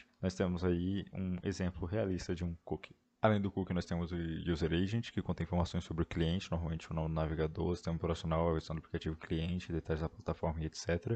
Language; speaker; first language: Portuguese; native; Portuguese